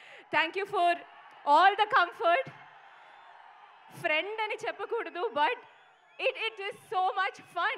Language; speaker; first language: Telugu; non-native, fluent; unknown